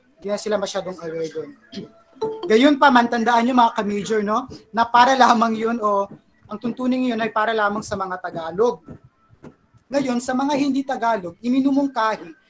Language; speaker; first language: Filipino; non-native, local second language; Pampanga